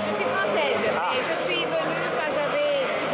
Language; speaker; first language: French; early bilingual, heritage; French